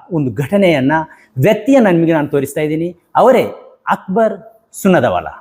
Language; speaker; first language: Kannada; native; Kannada